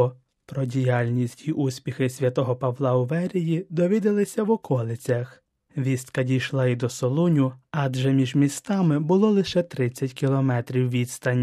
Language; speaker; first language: Ukrainian; native; Ukrainian